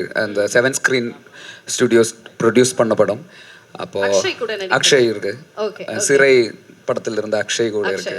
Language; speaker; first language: Tamil; non-native, learner; Malayalam